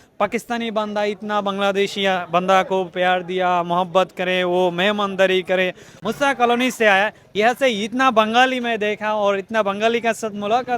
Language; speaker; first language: Hindi; non-native, learner; Bangla